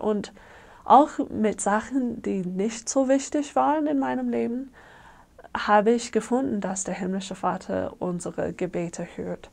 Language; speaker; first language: German; non-native, fluent; English